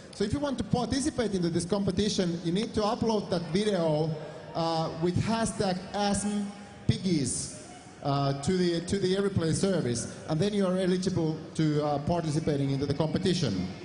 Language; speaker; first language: English; non-native, fluent; Finnish